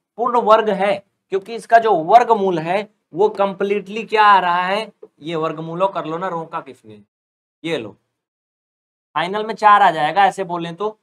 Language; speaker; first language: Hindi; native; Hindi